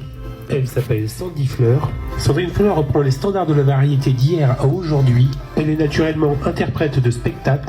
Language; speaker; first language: French; native; French